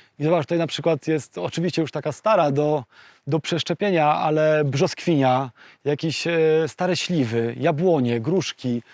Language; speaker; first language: Polish; native; Polish